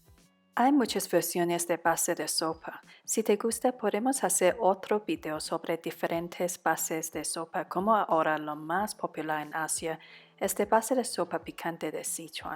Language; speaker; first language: Spanish; non-native, fluent; Cantonese